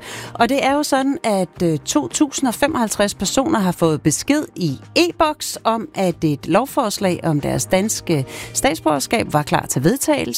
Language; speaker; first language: Danish; native; Danish